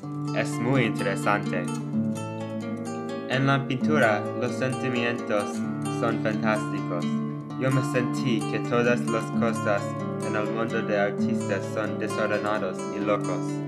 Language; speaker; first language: Spanish; non-native, learner; English